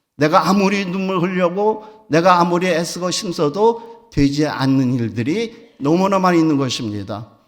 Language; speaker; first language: Korean; native; Korean